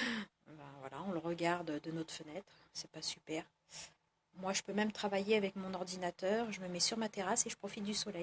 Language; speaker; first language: French; native; French